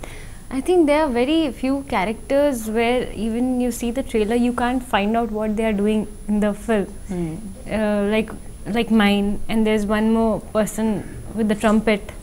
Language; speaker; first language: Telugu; non-native, local second language; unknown